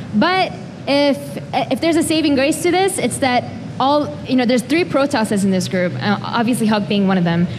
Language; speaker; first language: English; early bilingual, other home language; Korean